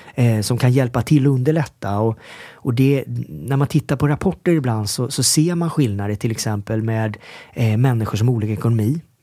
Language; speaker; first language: Swedish; early bilingual, other home language; Korean